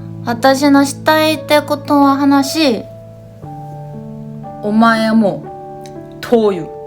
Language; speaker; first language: Japanese; non-native, learner; Korean